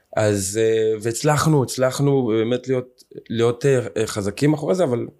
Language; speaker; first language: Hebrew; native; Hebrew